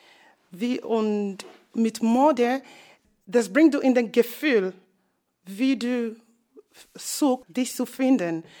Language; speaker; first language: German; non-native, fluent; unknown